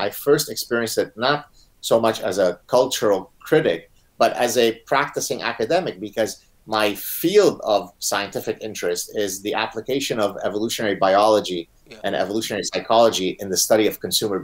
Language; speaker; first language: English; non-native, fluent; Arabic